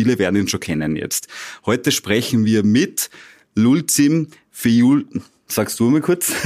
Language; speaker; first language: German; native; German